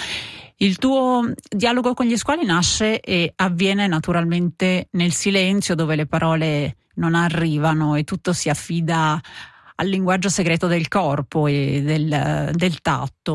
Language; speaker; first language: Italian; native; Italian